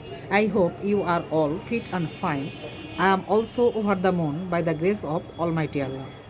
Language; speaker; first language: English; non-native, local second language; Bangla